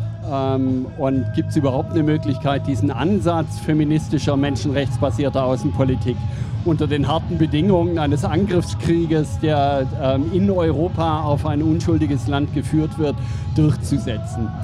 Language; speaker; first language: German; native; German